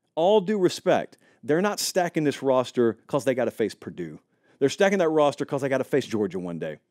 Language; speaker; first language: English; native; English